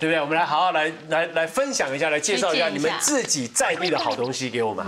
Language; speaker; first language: Chinese; native; Chinese